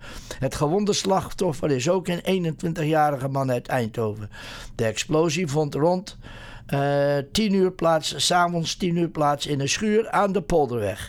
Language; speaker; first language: Dutch; native; Dutch